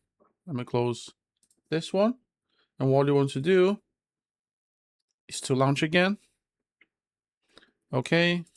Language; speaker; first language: English; non-native, fluent; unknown